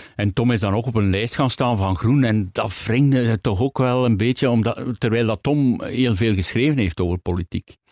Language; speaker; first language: Dutch; native; Dutch